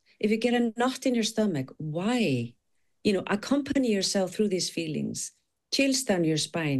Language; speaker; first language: English; non-native, fluent; Icelandic